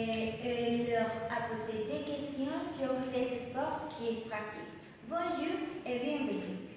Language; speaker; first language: French; non-native, learner; Spanish